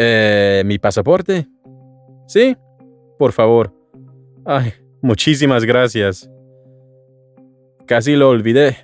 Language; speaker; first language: Spanish; non-native, learner; English